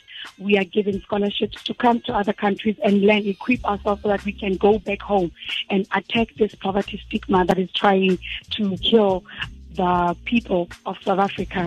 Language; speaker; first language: English; non-native, local second language; Zulu